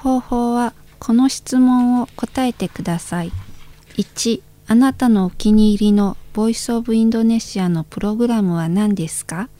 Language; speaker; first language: Japanese; non-native, fluent; Indonesian